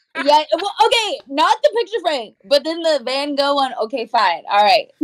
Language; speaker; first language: English; native; English